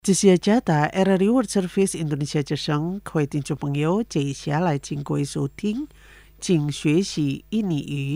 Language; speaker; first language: Chinese; early bilingual, heritage; Chinese